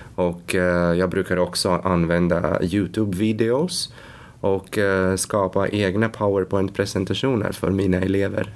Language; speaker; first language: Swedish; non-native, fluent; Latvian